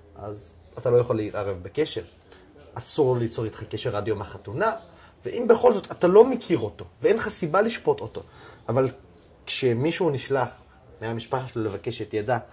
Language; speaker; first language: Hebrew; non-native, local second language; Adyghe